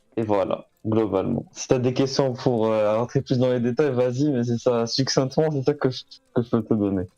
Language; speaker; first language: French; non-native, local second language; Arabic